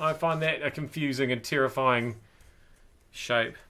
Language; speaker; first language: English; native; English